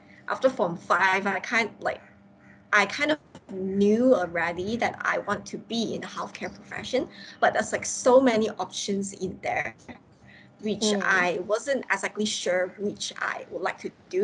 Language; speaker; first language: English; non-native, local second language; Cantonese